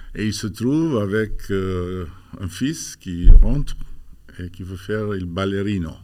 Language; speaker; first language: French; non-native, fluent; Albanian